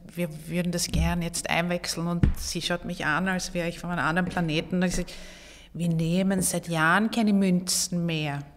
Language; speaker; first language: German; non-native, fluent; Swedish